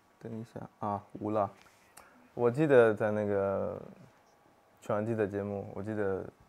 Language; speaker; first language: Chinese; non-native, fluent; Russian